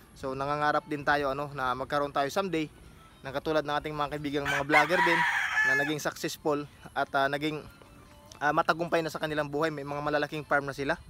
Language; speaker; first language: Filipino; non-native, local second language; Cebuano